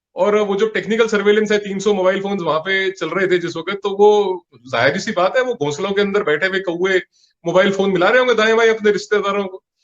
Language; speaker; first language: Hindi; non-native, local second language; Punjabi